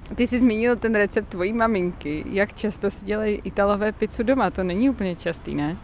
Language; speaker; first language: Czech; native; Czech